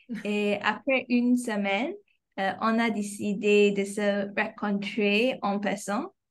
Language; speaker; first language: French; non-native, fluent; English